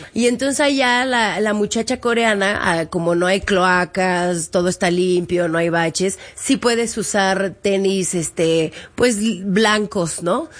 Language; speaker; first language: Spanish; native; Spanish